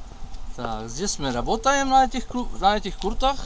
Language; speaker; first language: Russian; early bilingual, heritage; Russian